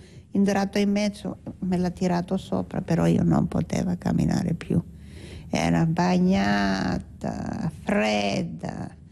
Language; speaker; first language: Italian; non-native, learner; Greek